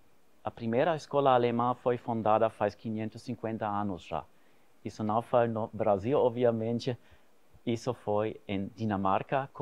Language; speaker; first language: Portuguese; non-native, fluent; German